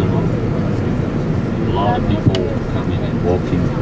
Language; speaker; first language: English; non-native, learner; Khmer